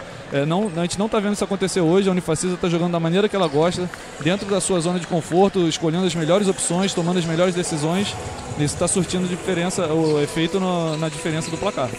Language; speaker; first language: Portuguese; native; Portuguese